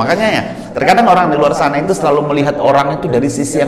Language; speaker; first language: Indonesian; native; Indonesian